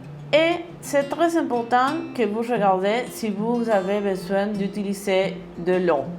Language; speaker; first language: French; non-native, learner; Spanish